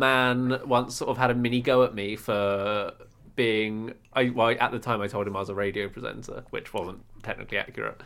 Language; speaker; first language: English; native; English